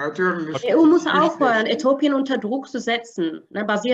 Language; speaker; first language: German; non-native, learner; Amharic